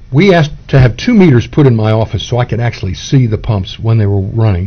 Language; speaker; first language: English; native; English